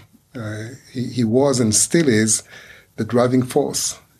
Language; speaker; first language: English; non-native, fluent; Hebrew